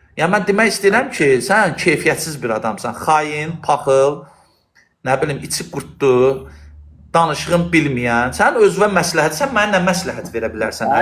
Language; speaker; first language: Azerbaijani; non-native, local second language; Lezghian